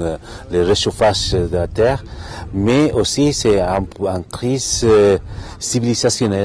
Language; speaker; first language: French; non-native, fluent; Spanish